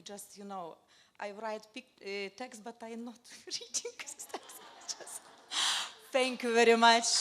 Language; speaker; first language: English; non-native, learner; Lithuanian